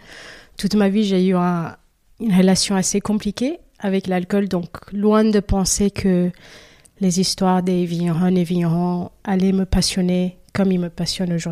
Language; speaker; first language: French; non-native, fluent; Kabuverdianu